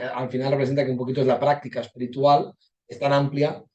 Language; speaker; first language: Spanish; native; Spanish